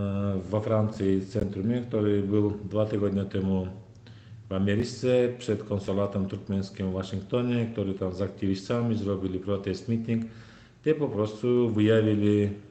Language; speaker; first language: Polish; non-native, learner; Turkmen